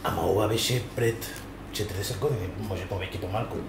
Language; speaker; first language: Macedonian; non-native, learner; Spanish